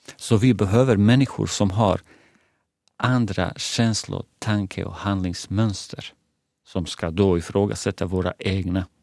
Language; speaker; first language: Swedish; non-native, fluent; Bosnian